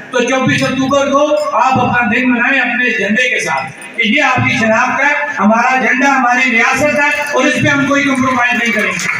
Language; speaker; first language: Hindi; non-native, local second language; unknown